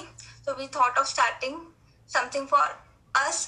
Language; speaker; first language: English; non-native, local second language; Hindi